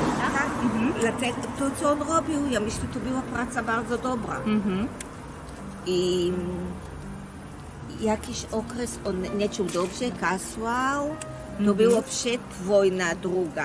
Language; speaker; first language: Polish; early bilingual, heritage; Hebrew